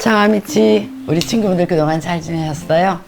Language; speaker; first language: Korean; native; Korean